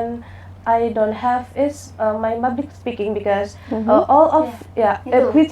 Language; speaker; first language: English; non-native, learner; Indonesian